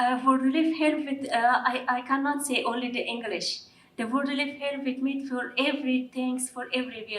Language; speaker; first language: English; non-native, learner; Persian